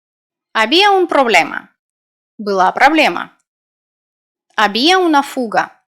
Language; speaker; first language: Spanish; non-native, fluent; Russian